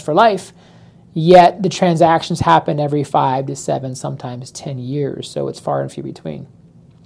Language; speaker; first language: English; native; English